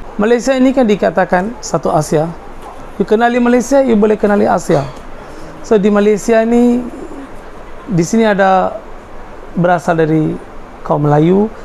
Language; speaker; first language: Malay; non-native, local second language; Tamil